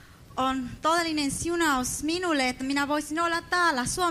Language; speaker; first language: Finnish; non-native, fluent; Spanish